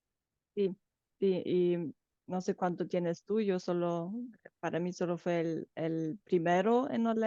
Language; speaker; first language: Spanish; non-native, fluent; Romanian